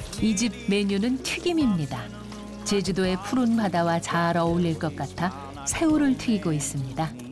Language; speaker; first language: Korean; native; Korean